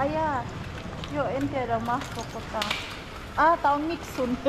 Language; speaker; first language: Finnish; non-native, learner; Filipino